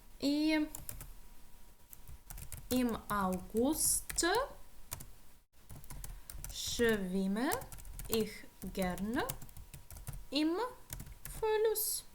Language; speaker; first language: German; non-native, fluent; Ukrainian